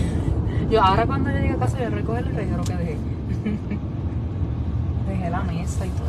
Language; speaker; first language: Spanish; native; Spanish